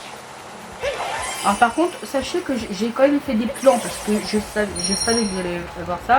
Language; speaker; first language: French; native; French